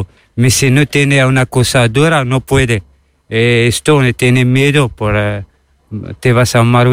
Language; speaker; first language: Spanish; non-native, learner; Arabic